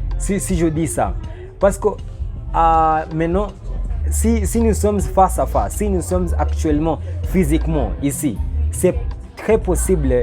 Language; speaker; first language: French; non-native, learner; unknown